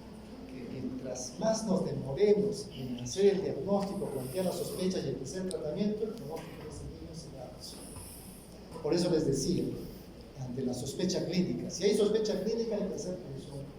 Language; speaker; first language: Spanish; native; Spanish